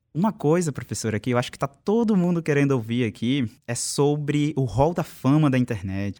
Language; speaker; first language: Portuguese; native; Portuguese